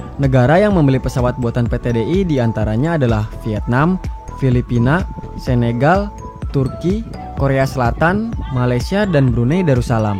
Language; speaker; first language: Indonesian; native; Indonesian